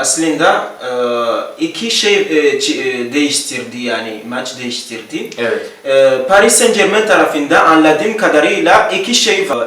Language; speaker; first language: Turkish; non-native, learner; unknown